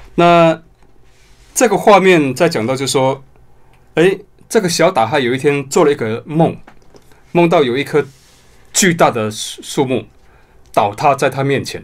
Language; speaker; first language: Chinese; non-native, local second language; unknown